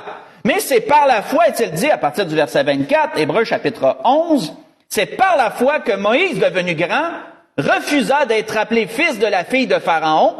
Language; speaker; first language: French; native; French